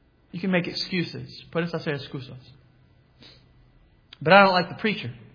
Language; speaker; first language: English; native; English